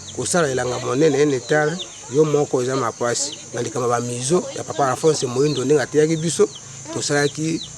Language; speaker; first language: Lingala; native; Lingala